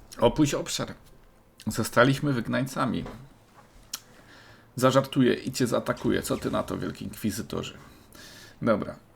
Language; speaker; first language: Polish; native; Polish